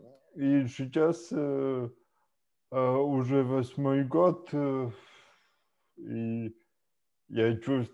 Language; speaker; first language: Russian; non-native, local second language; Latvian